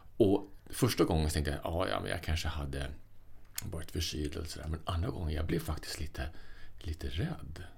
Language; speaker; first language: Swedish; native; Swedish